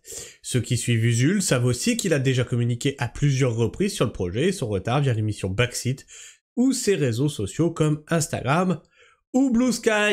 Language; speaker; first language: French; native; French